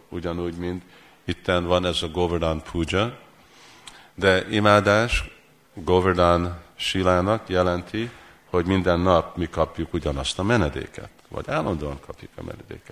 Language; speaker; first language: Hungarian; early bilingual, heritage; Hungarian